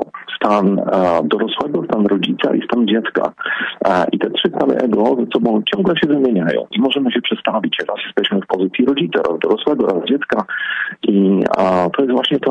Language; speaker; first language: Polish; native; Polish